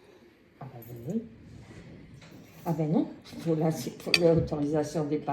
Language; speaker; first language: French; native; French